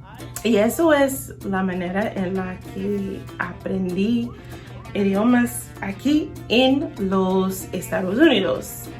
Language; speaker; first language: Spanish; non-native, learner; English